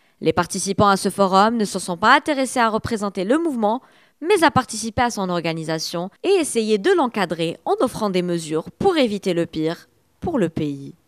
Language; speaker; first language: French; non-native, local second language; Arabic